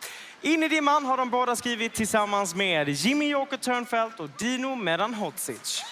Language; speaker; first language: Swedish; native; Swedish